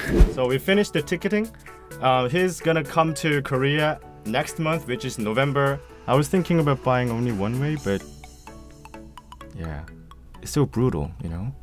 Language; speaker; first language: English; non-native, fluent; Korean